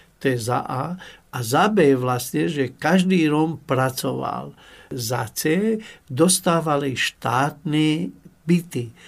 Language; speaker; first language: Slovak; non-native, local second language; Hungarian